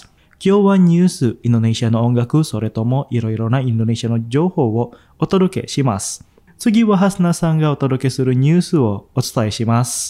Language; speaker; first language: Japanese; non-native, fluent; Indonesian